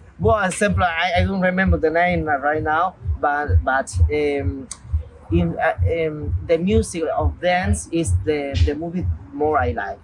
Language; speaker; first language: English; non-native, local second language; Spanish